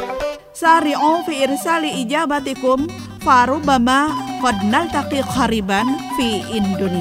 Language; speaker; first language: Arabic; non-native, fluent; Indonesian